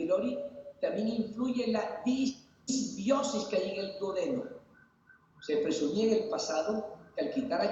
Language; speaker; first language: Spanish; native; Spanish